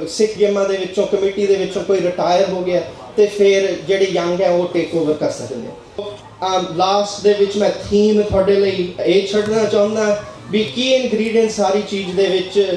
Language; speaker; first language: Punjabi; early bilingual, heritage; Punjabi